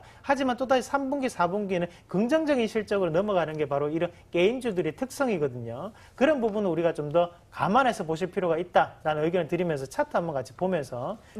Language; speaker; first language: Korean; native; Korean